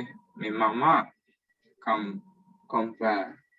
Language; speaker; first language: Spanish; non-native, learner; English